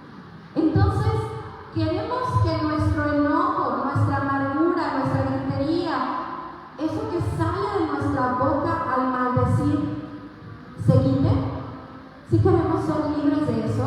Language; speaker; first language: Spanish; native; Spanish